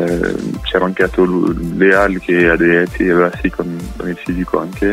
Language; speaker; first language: Italian; non-native, fluent; French